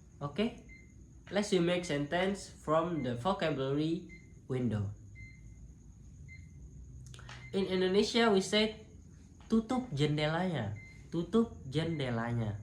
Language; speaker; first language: English; non-native, local second language; Indonesian